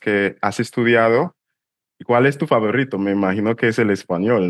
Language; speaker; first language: Spanish; non-native, fluent; English